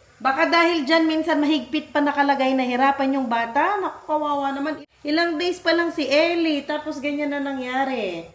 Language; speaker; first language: Filipino; non-native, local second language; Pampanga